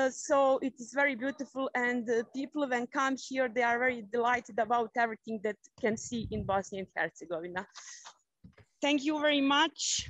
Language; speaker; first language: English; non-native, fluent; Croatian